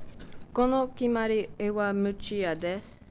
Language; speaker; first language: Japanese; non-native, learner; English